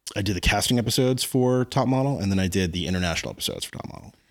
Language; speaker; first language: English; native; English